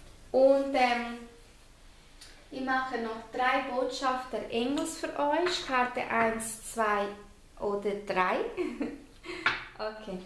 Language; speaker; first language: German; non-native, fluent; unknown